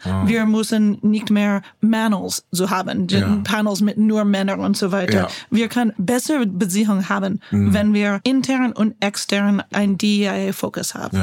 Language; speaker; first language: German; non-native, learner; English